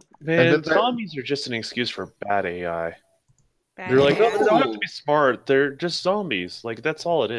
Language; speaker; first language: English; native; English